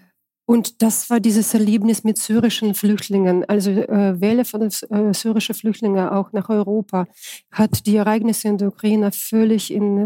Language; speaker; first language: German; non-native, fluent; Russian